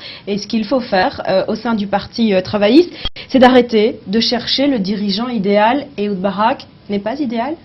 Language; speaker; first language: French; native; French